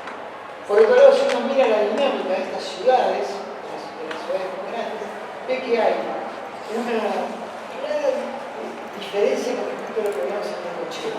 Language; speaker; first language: Spanish; native; Spanish